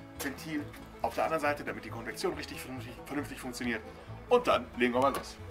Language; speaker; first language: German; native; German